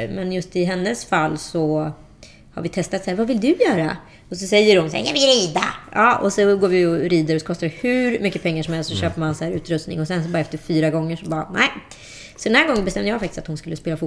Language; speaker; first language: Swedish; native; Swedish